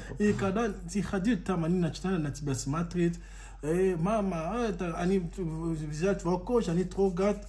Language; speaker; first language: Russian; non-native, learner; Lingala